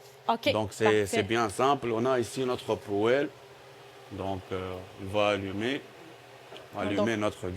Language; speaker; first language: French; non-native, local second language; Arabic